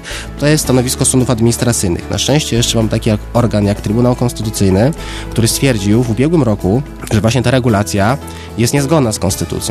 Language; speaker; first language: Polish; native; Polish